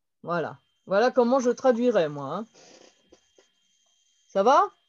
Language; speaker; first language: French; native; French